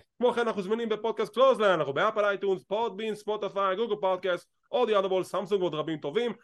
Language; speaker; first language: Hebrew; native; Hebrew